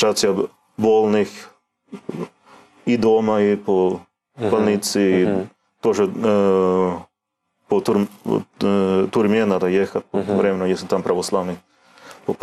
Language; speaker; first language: Russian; non-native, learner; Swedish